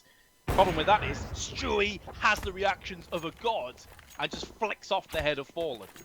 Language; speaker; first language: English; native; English